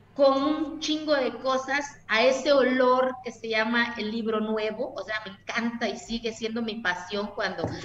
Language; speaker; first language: Spanish; non-native, local second language; Zapotec